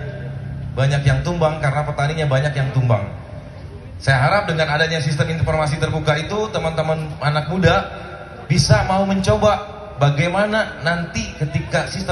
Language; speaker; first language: Indonesian; native; Indonesian